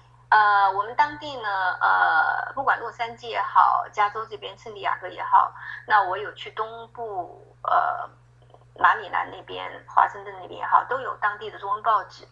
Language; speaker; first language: Chinese; native; Chinese